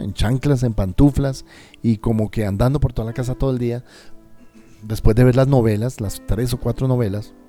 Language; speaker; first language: Spanish; native; Spanish